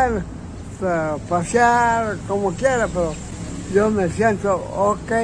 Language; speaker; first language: Spanish; non-native, local second language; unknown